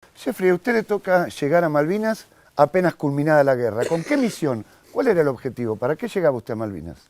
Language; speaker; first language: Spanish; native; Spanish